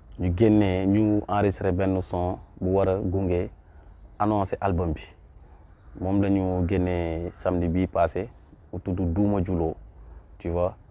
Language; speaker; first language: Wolof; non-native, local second language; Mandingo